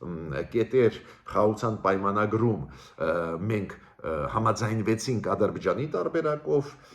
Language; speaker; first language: Armenian; native; Armenian